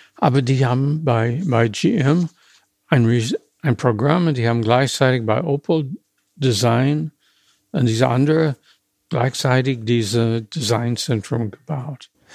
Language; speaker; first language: German; non-native, fluent; English